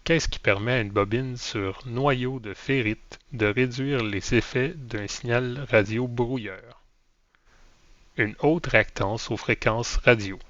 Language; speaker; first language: French; native; French